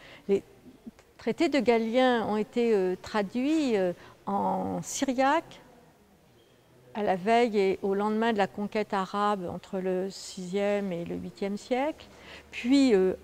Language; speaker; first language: French; native; French